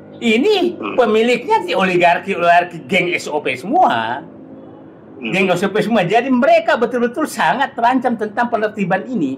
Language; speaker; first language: Indonesian; native; Indonesian